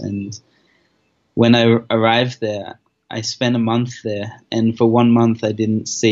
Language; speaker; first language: English; native; English